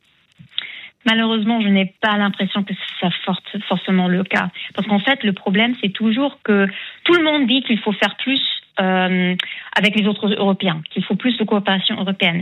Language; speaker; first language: French; non-native, fluent; German